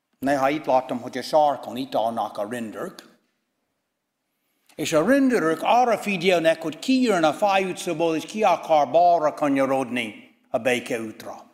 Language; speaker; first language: Hungarian; non-native, fluent; English